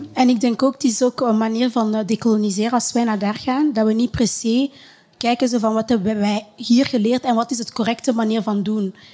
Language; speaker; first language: Dutch; early bilingual, other home language; Lingala